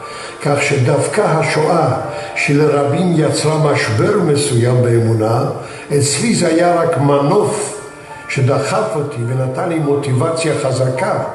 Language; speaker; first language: Hebrew; early bilingual, other home language; Yiddish